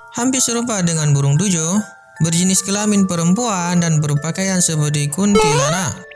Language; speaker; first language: Malay; non-native, local second language; Achinese